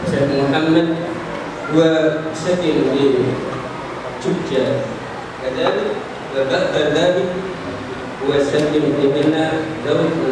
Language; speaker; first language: Arabic; non-native, learner; Indonesian